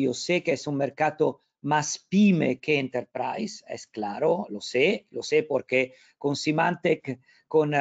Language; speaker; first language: Spanish; non-native, learner; Italian